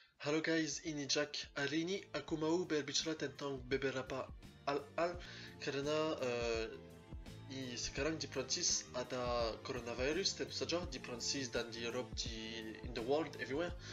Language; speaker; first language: Indonesian; non-native, learner; French